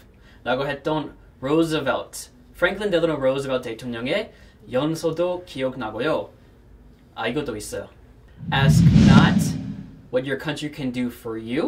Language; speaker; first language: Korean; non-native, fluent; English